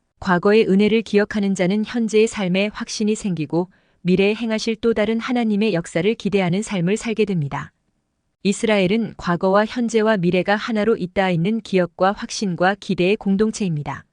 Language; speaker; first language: Korean; native; Korean